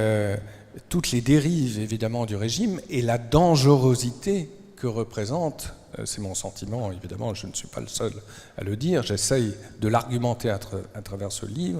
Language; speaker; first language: French; native; French